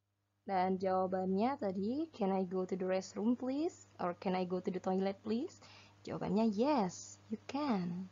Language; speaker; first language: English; non-native, fluent; Indonesian